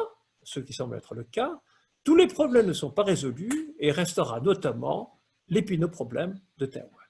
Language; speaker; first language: French; native; French